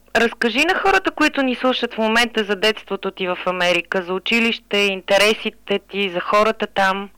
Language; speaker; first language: Bulgarian; native; Bulgarian